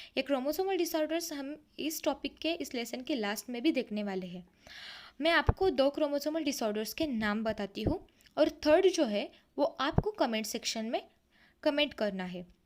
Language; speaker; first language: Hindi; non-native, local second language; Marathi